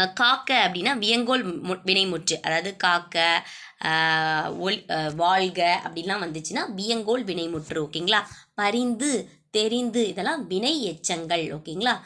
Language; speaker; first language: Tamil; native; Tamil